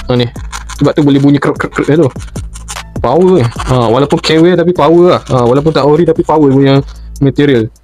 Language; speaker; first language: Malay; native; Malay